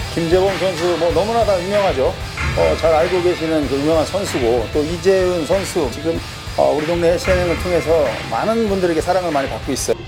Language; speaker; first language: Korean; native; Korean